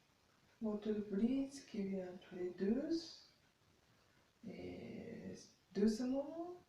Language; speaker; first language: French; non-native, learner; Japanese